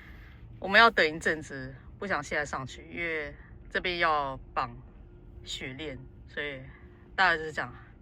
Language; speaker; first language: Chinese; native; Chinese